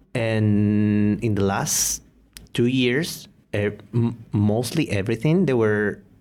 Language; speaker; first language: English; non-native, fluent; Spanish